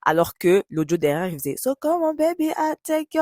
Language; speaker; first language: French; native; French